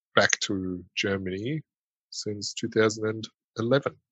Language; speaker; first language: English; early bilingual, other home language; German